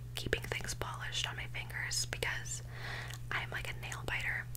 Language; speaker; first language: English; native; English